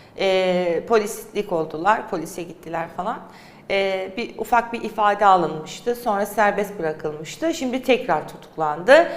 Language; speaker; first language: Turkish; native; Turkish